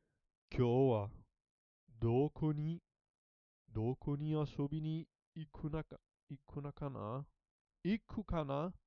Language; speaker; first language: Japanese; non-native, learner; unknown